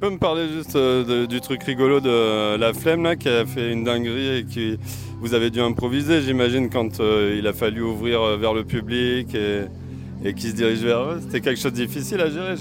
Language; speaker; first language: French; native; French